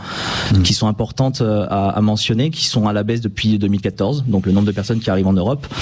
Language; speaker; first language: French; native; French